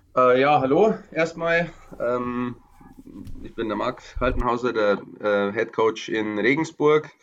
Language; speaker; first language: German; native; German